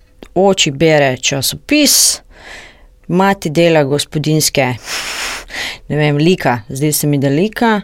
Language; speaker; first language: Slovenian; non-native, learner; Croatian